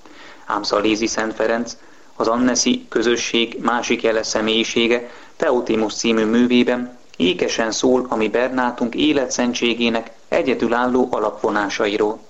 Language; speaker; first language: Hungarian; native; Hungarian